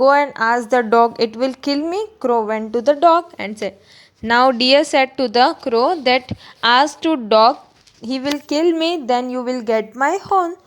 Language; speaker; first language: English; non-native, local second language; Gujarati